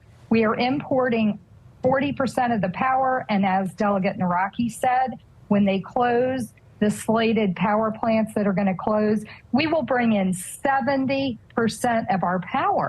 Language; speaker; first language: English; native; English